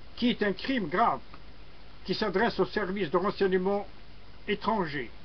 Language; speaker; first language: French; non-native, local second language; Arabic